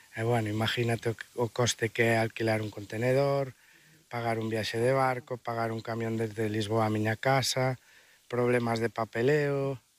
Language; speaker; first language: Galician; native; Galician